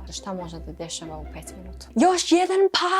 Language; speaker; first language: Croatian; non-native, learner; English